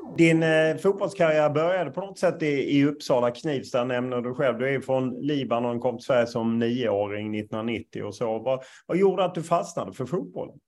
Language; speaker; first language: Swedish; native; Swedish